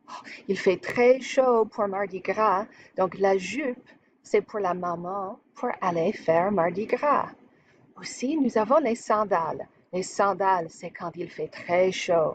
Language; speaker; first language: French; non-native, fluent; English